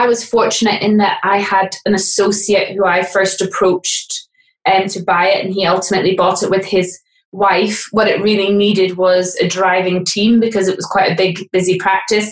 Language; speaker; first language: English; native; English